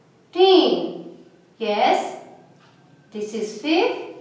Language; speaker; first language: English; non-native, local second language; Urdu